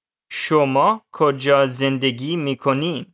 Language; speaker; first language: Persian; non-native, learner; English